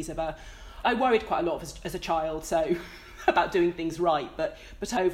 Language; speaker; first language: English; native; English